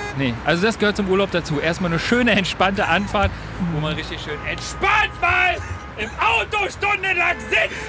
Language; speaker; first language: German; native; German